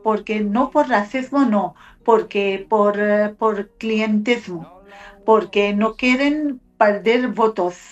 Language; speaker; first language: Spanish; non-native, learner; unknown